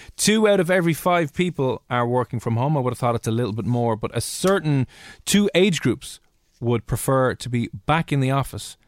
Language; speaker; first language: English; native; English